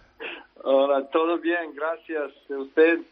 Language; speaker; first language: Spanish; non-native, learner; Serbian